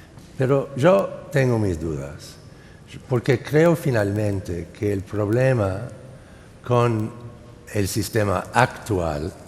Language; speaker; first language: Spanish; non-native, fluent; English